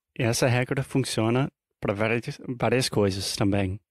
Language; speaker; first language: Portuguese; non-native, fluent; English